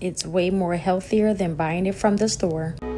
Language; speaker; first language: English; native; English